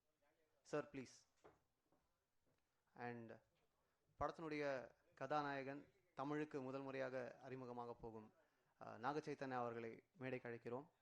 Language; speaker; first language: Tamil; native; Tamil